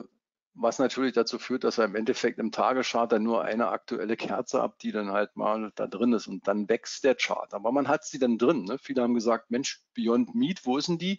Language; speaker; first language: German; native; German